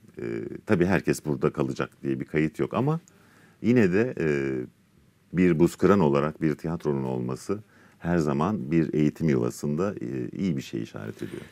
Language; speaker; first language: Turkish; native; Turkish